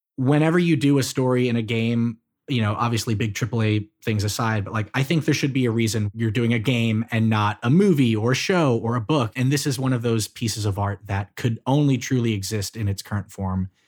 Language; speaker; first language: English; native; English